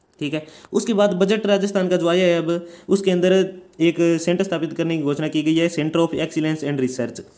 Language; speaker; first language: Hindi; native; Hindi